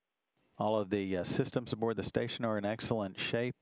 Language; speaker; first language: English; native; English